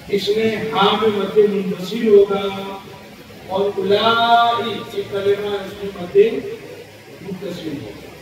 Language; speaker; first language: Urdu; native; Urdu